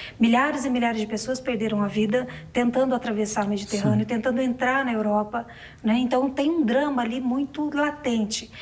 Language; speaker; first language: Portuguese; native; Portuguese